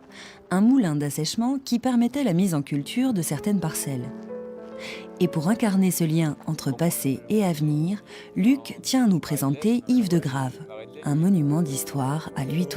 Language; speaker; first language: French; native; French